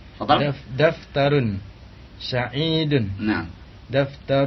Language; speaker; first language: Arabic; non-native, learner; Indonesian